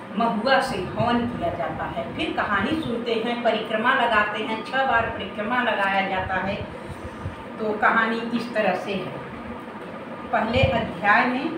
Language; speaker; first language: Hindi; native; Hindi